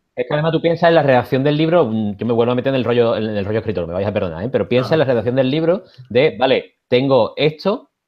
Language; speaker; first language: Spanish; native; Spanish